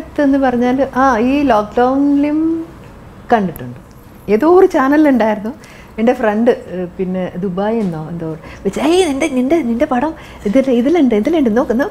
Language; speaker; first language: Malayalam; non-native, fluent; Tamil